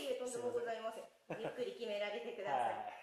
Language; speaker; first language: Japanese; native; Japanese